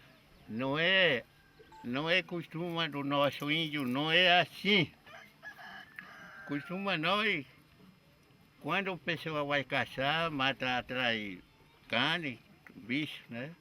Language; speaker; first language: Portuguese; non-native, local second language; Kayapó